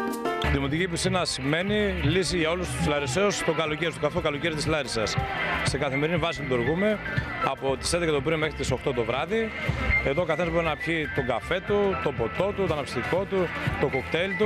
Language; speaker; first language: Greek; native; Greek